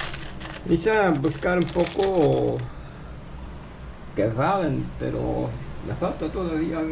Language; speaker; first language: Spanish; non-native, fluent; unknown